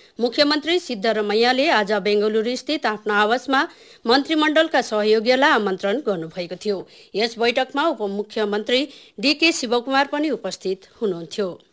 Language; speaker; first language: Nepali; native; Nepali